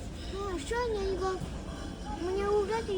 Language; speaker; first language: Russian; early bilingual, other home language; Tajik